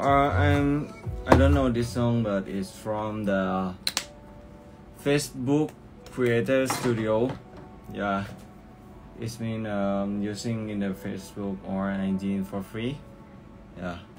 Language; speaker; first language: English; non-native, learner; Thai